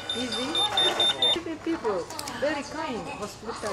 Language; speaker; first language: English; non-native, learner; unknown